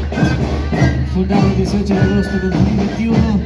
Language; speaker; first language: Spanish; native; Spanish